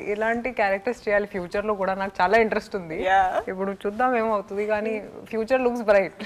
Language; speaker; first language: Telugu; non-native, local second language; Hindi